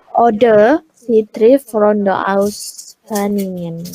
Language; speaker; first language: German; non-native, learner; Indonesian